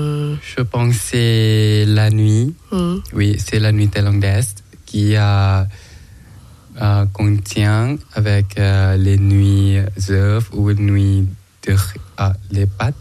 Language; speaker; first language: French; non-native, learner; Thai